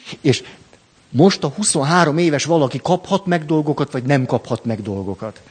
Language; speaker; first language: Hungarian; native; Hungarian